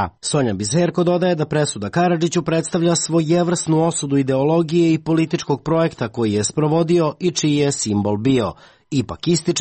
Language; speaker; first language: Serbian; native; Serbian